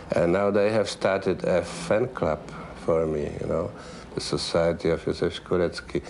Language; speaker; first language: English; non-native, fluent; Czech